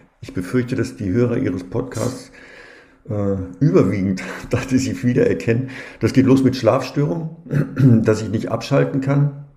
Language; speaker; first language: German; native; German